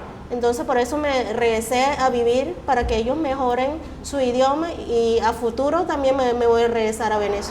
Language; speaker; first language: Spanish; early bilingual, other home language; Chinese